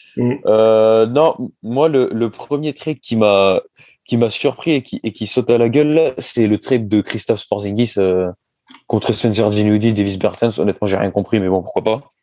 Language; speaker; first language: French; native; French